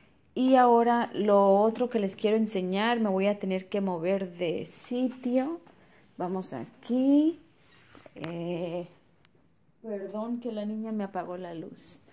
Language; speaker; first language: Spanish; early bilingual, heritage; Spanish